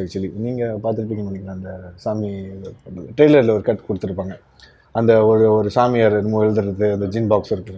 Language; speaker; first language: Tamil; native; Tamil